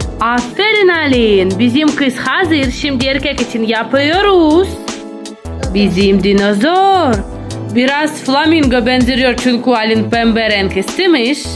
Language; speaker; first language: Turkish; non-native, learner; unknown